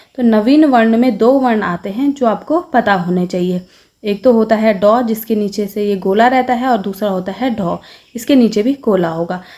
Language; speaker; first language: Hindi; native; Hindi